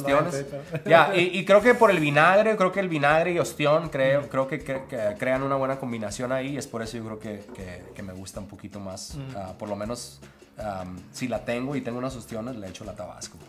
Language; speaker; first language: Spanish; native; Spanish